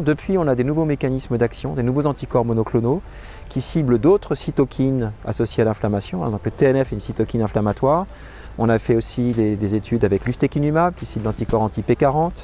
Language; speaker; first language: French; native; French